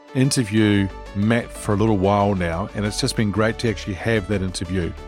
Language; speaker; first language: English; native; English